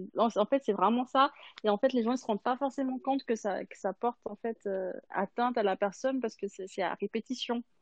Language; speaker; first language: French; non-native, local second language; Malagasy